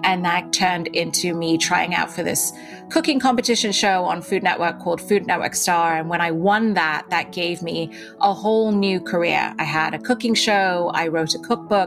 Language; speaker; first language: English; native; English